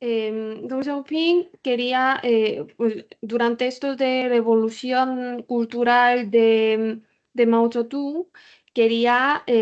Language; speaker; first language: Spanish; non-native, learner; Korean